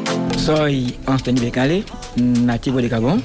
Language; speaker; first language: Spanish; non-native, fluent; Fang